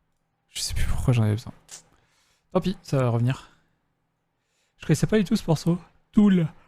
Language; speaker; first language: French; native; French